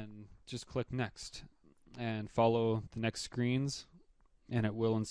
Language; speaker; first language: English; native; English